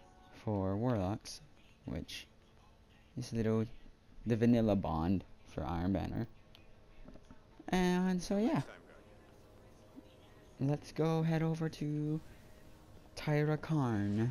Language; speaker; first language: English; native; English